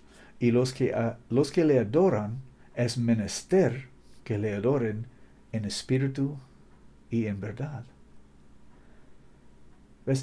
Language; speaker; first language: Spanish; non-native, fluent; English